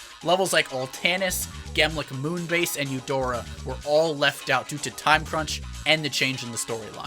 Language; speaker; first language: English; native; English